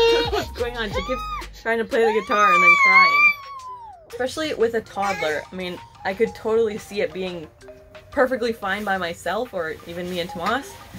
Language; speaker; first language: English; native; English